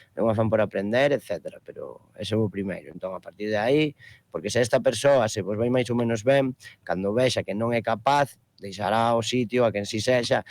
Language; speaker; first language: Galician; non-native, local second language; Spanish